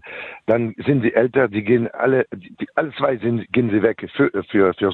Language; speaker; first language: German; non-native, learner; French